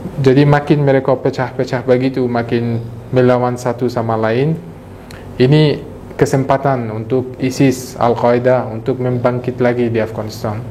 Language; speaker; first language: Indonesian; non-native, fluent; Persian